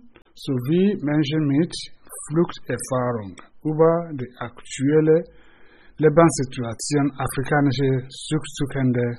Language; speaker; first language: German; non-native, fluent; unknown